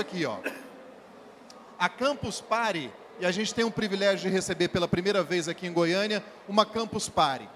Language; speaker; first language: Portuguese; native; Portuguese